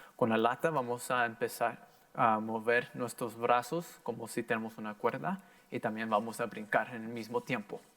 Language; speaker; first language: Spanish; early bilingual, heritage; Spanish